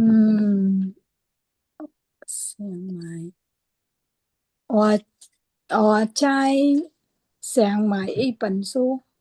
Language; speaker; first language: Chinese; non-native, learner; Khmer